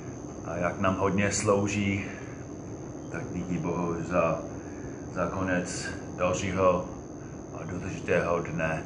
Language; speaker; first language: Czech; non-native, fluent; English